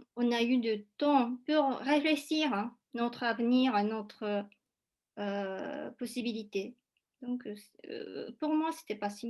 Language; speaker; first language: French; non-native, fluent; Japanese